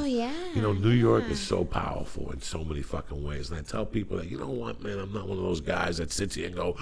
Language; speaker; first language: English; native; English